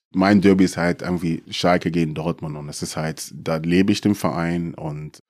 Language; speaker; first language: German; early bilingual, other home language; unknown